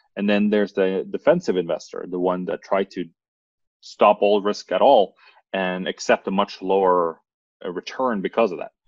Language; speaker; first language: English; non-native, fluent; Norwegian